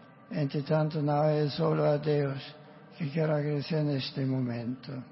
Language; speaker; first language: Spanish; non-native, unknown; German